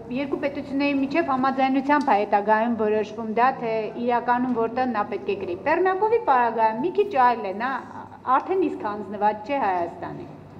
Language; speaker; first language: Armenian; native; Armenian